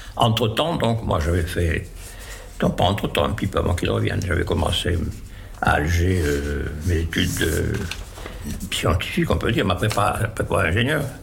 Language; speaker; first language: French; native; French